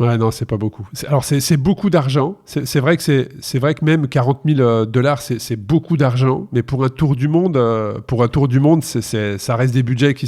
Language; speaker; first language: French; native; French